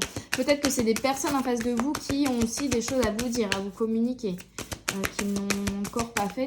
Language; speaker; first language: French; native; French